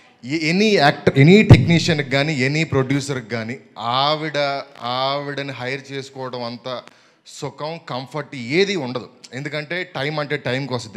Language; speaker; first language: Telugu; native; Telugu